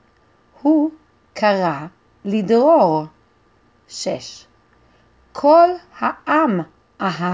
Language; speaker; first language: Hebrew; non-native, learner; English